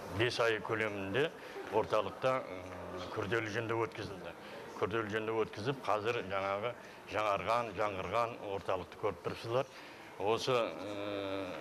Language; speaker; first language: Kazakh; native; Kazakh